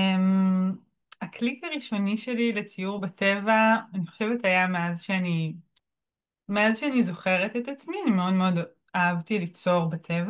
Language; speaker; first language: Hebrew; native; Hebrew